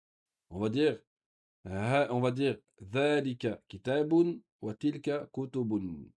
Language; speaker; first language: Arabic; non-native, fluent; French